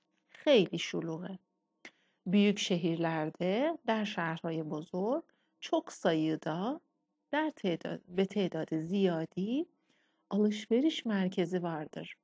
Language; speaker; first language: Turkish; non-native, fluent; Persian